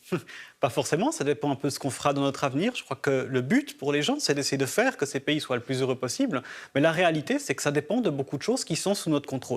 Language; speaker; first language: French; native; French